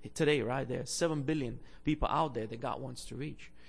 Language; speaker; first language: English; non-native, fluent; Bulgarian